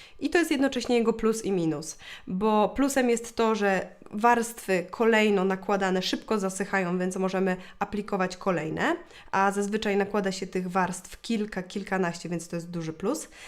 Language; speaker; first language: Polish; native; Polish